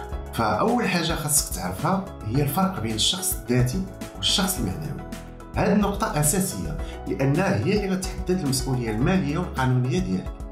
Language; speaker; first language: Arabic; native; Arabic